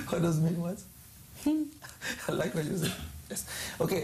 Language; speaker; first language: English; non-native, learner; French